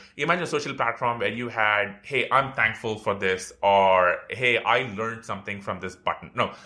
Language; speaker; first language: English; non-native, local second language; Tamil